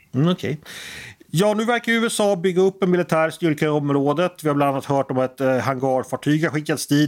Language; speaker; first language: Swedish; native; Swedish